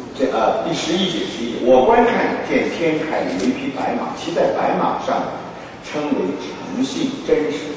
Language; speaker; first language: Chinese; native; Chinese